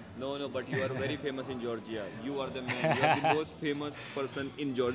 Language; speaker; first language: English; non-native, local second language; Hindi